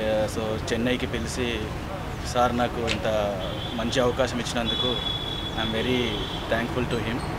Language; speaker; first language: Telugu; native; Telugu